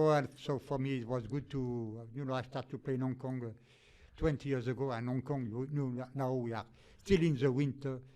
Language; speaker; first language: English; non-native, fluent; French